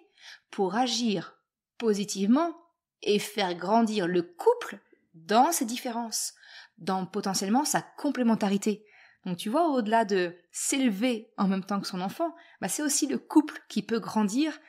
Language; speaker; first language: French; native; French